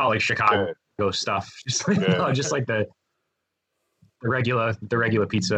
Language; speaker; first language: English; native; English